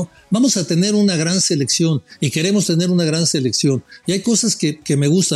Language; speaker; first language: Spanish; native; Spanish